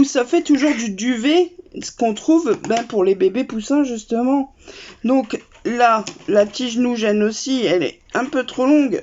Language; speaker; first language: French; native; French